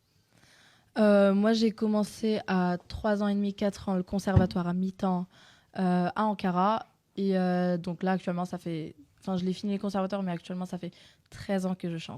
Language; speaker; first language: French; non-native, fluent; Turkish